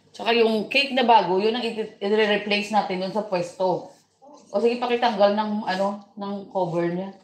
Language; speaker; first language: Filipino; non-native, local second language; Hiligaynon